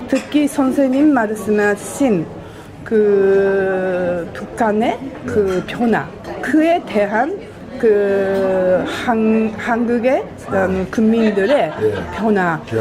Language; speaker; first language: Korean; non-native, fluent; Japanese